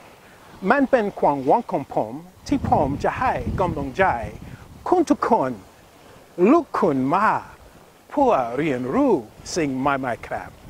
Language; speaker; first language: Thai; non-native, learner; English